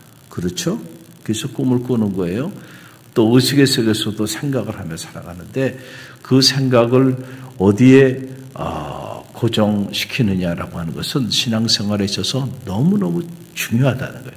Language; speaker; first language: Korean; native; Korean